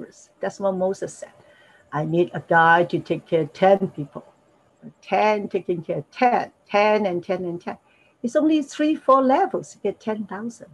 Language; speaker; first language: English; non-native, local second language; Cantonese